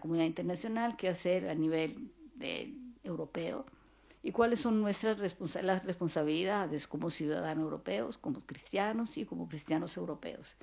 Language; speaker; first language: Spanish; non-native, fluent; Italian